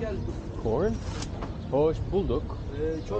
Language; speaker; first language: Turkish; native; Turkish